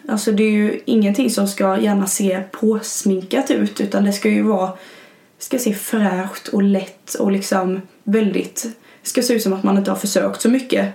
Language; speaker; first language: Swedish; native; Swedish